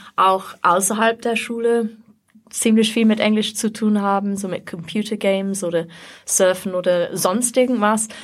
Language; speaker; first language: German; non-native, fluent; English